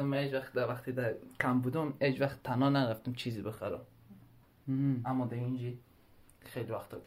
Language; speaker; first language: Swedish; non-native, learner; Persian